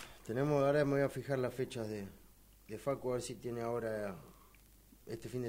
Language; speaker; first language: Spanish; native; Spanish